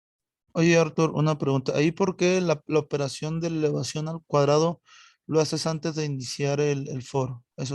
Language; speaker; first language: Spanish; native; Spanish